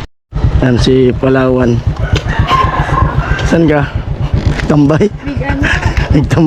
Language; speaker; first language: Filipino; non-native, local second language; Bikol